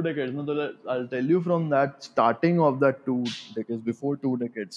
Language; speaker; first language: English; non-native, local second language; Gujarati